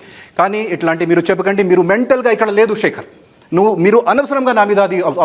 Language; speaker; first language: Telugu; non-native, fluent; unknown